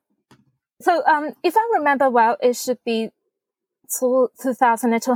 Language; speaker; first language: English; non-native, fluent; Chinese